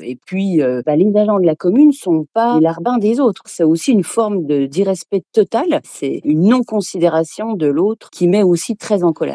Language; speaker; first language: French; native; French